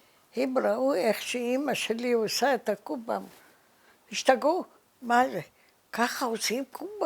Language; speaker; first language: Hebrew; early bilingual, other home language; Arabic